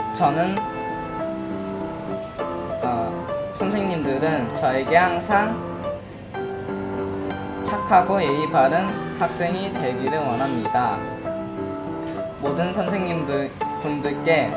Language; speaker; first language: Korean; early bilingual, heritage; Korean